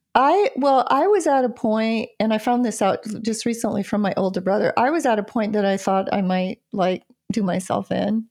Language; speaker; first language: English; native; English